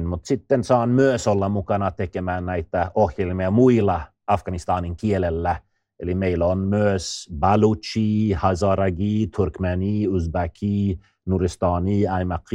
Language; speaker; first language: Finnish; non-native, fluent; Swedish